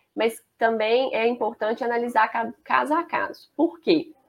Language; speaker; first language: Portuguese; native; Portuguese